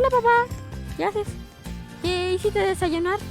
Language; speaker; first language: Spanish; native; Spanish